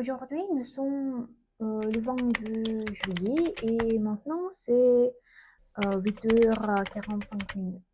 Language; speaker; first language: French; non-native, learner; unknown